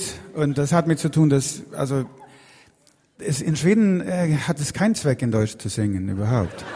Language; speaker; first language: German; non-native, fluent; Swedish